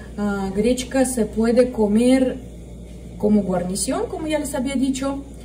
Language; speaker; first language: Spanish; non-native, fluent; Russian